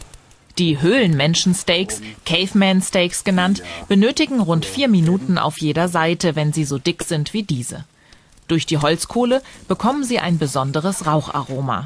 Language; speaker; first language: German; native; German